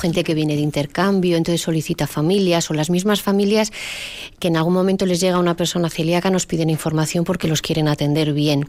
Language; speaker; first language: Spanish; native; Spanish